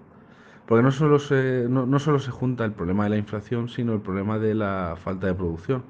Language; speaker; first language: Spanish; native; Spanish